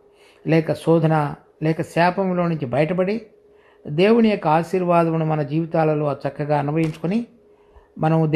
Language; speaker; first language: Telugu; native; Telugu